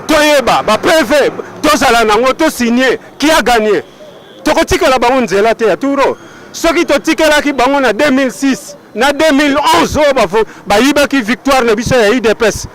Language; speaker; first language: Lingala; native; Lingala